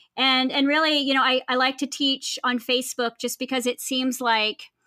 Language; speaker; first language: English; native; English